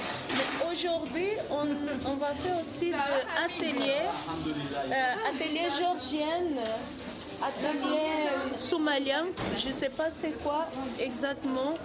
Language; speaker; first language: French; non-native, learner; Arabic